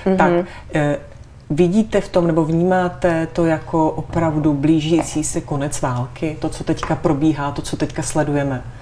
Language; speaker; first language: Czech; native; Czech